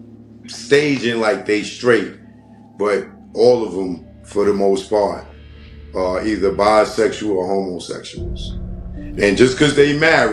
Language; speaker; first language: English; native; English